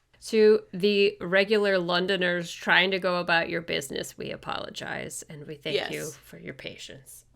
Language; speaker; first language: English; native; English